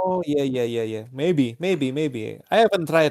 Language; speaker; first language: English; non-native, learner; Indonesian